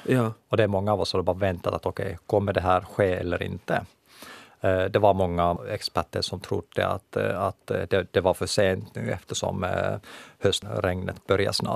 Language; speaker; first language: Swedish; non-native, local second language; Finnish